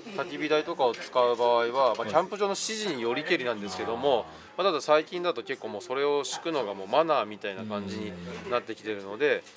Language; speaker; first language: Japanese; native; Japanese